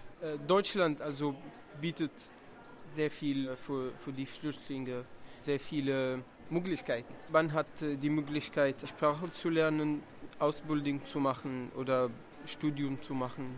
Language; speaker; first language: German; non-native, learner; Arabic